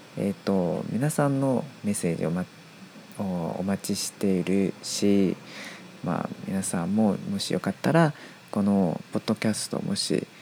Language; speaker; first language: Japanese; non-native, fluent; Chinese